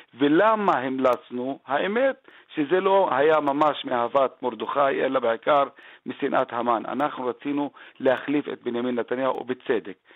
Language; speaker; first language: Hebrew; non-native, local second language; Arabic